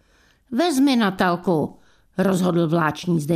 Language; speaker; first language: Czech; native; Czech